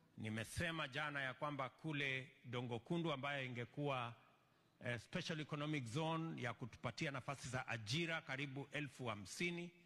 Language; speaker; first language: Swahili; non-native, local second language; Kalenjin